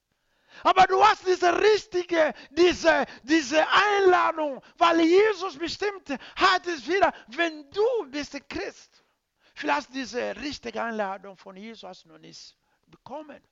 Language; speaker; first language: German; non-native, learner; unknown